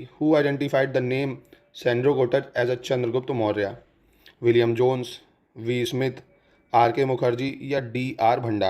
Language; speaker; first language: Hindi; native; Hindi